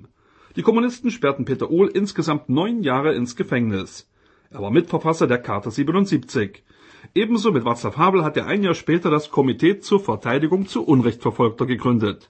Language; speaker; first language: German; native; German